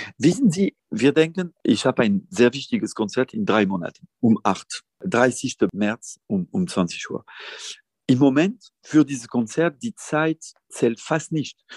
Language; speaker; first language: German; non-native, fluent; French